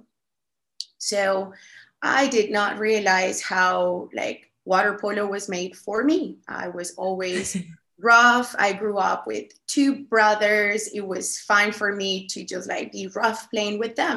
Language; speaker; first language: English; non-native, fluent; Spanish